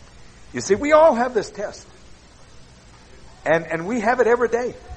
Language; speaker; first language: English; native; English